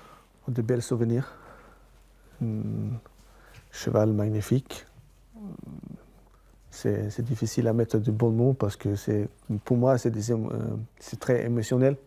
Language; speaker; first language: French; non-native, fluent; Swedish